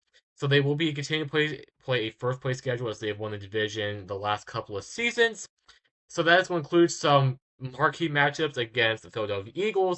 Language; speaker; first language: English; native; English